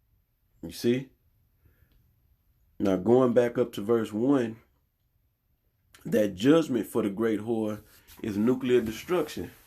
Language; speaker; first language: English; native; English